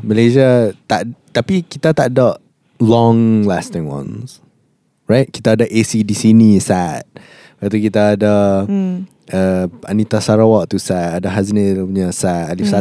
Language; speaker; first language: English; non-native, local second language; Malay